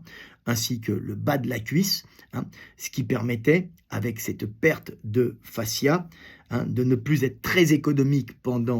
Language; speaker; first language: French; native; French